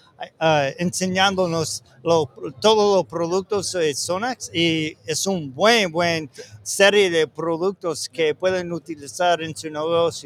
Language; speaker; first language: Spanish; non-native, learner; English